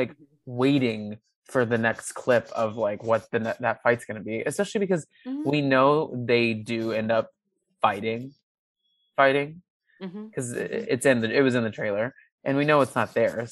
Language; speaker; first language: English; native; English